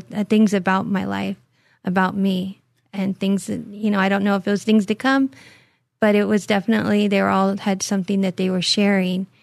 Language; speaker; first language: English; native; English